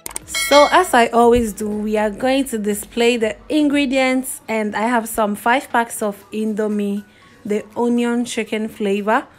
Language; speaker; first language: English; non-native, local second language; Akan